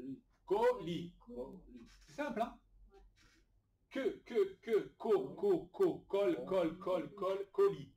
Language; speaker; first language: French; native; French